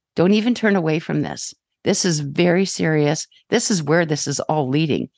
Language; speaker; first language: English; native; English